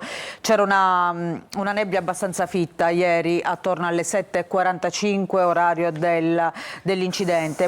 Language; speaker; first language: Italian; native; Italian